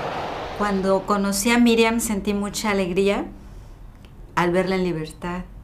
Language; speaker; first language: Spanish; native; Spanish